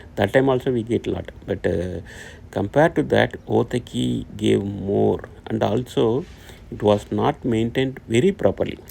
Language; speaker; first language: English; non-native, local second language; Tamil